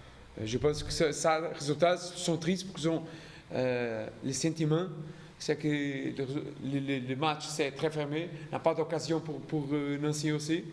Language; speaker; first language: French; non-native, learner; Portuguese